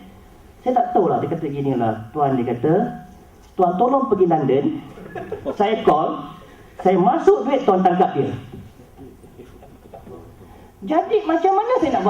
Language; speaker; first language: Malay; native; Malay